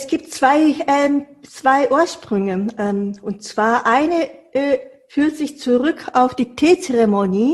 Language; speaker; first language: German; non-native, fluent; Japanese